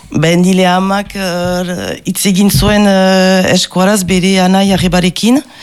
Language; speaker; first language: Basque; non-native, local second language; French